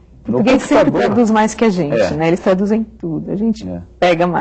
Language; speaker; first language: Portuguese; native; Portuguese